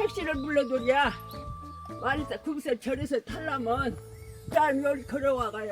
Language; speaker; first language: Korean; native; Korean